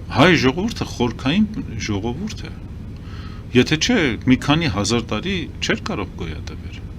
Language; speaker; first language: Armenian; early bilingual, heritage; Armenian